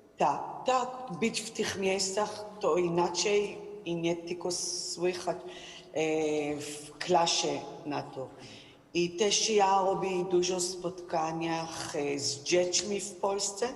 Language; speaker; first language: Polish; non-native, learner; Hebrew